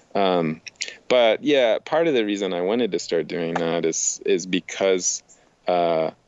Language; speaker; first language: English; native; English